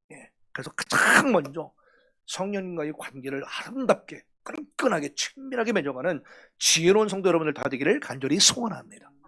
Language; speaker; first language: Korean; native; Korean